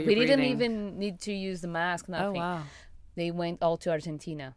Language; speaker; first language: English; non-native, fluent; Portuguese